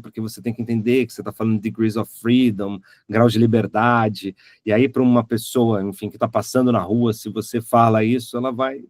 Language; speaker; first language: Portuguese; native; Portuguese